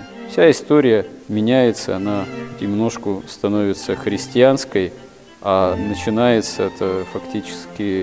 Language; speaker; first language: Russian; native; Russian